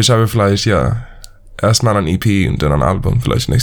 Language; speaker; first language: German; non-native, learner; Swedish